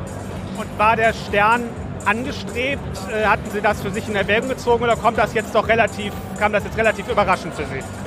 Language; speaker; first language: German; native; German